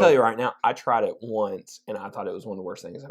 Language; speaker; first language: English; native; English